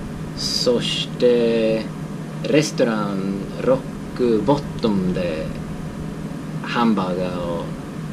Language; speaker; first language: Japanese; non-native, learner; Swedish